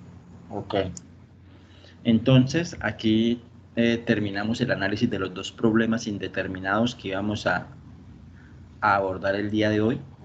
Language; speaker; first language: Spanish; native; Spanish